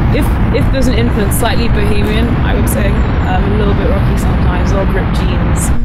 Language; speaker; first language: English; native; English